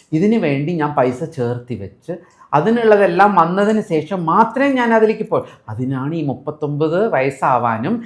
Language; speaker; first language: Malayalam; early bilingual, heritage; Malayalam